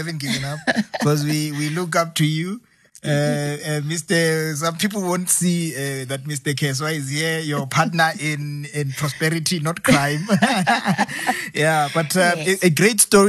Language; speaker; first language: English; non-native, local second language; Zulu